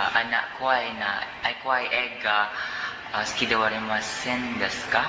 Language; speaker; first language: Japanese; non-native, learner; Cebuano